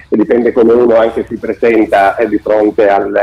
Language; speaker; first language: Italian; native; Italian